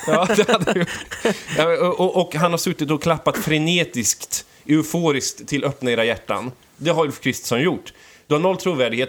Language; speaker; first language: Swedish; native; Swedish